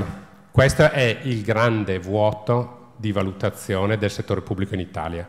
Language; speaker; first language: Italian; native; Italian